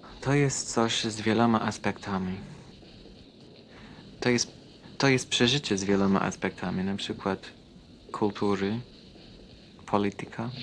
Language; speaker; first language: Polish; non-native, fluent; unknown